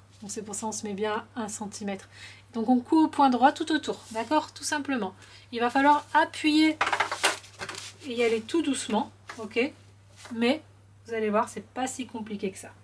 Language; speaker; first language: French; native; French